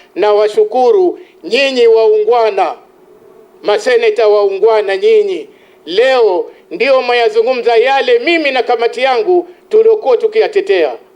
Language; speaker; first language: Swahili; native; Swahili